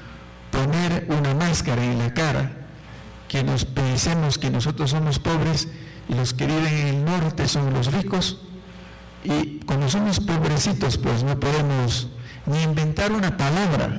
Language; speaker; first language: Spanish; non-native, local second language; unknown